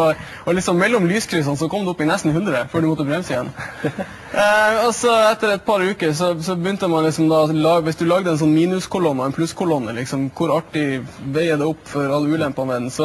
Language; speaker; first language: Norwegian; native; Norwegian